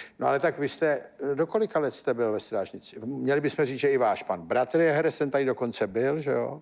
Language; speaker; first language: Czech; native; Czech